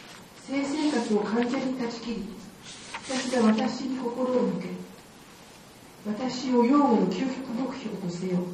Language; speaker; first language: Japanese; native; Japanese